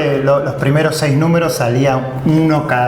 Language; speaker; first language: Spanish; native; Spanish